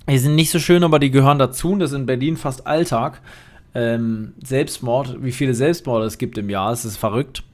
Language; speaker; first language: German; native; German